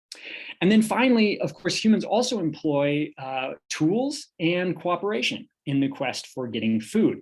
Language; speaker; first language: English; native; English